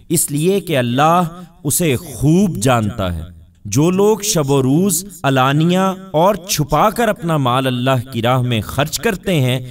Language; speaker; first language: Urdu; non-native, local second language; Punjabi